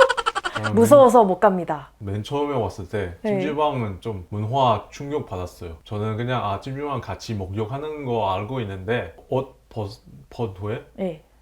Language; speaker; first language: Korean; non-native, fluent; Chinese